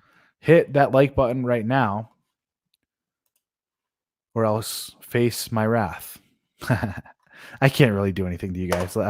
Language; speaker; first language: English; native; English